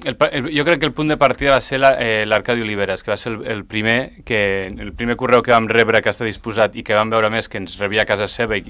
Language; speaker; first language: Catalan; native; Catalan